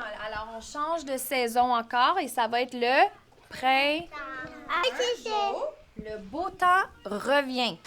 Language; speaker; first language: French; native; French